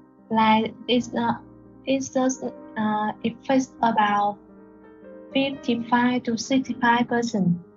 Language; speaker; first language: English; non-native, learner; Vietnamese